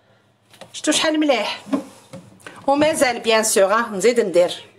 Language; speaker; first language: Arabic; native; Arabic